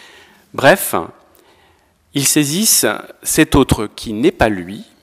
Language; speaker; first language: French; native; French